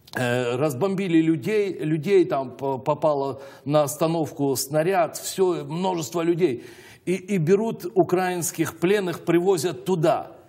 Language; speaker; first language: Russian; native; Russian